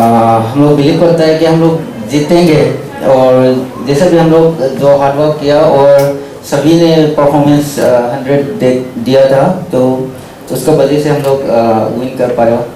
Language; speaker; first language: Hindi; non-native, local second language; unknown